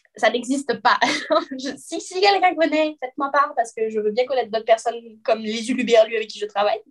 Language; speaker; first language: French; native; French